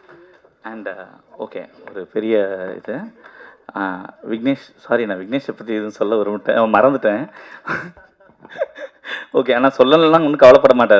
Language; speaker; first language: Tamil; native; Tamil